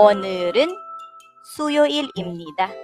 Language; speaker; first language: Korean; non-native, fluent; Filipino